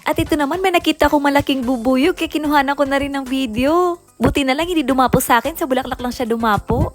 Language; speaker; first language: Filipino; native; Filipino